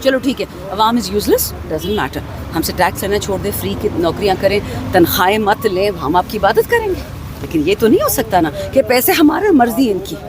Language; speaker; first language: Urdu; non-native, local second language; Pashto